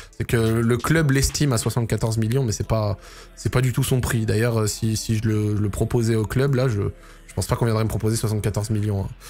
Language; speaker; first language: French; native; French